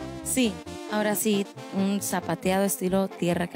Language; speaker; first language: Spanish; early bilingual, heritage; Spanish